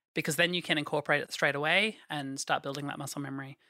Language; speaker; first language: English; native; English